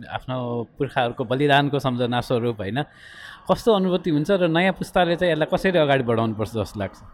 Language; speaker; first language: Nepali; native; Nepali